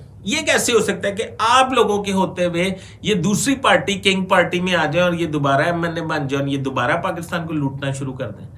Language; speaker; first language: Urdu; native; Urdu